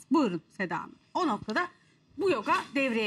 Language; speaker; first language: Turkish; native; Turkish